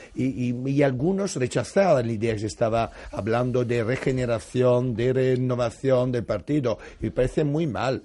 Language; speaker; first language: Spanish; non-native, fluent; Italian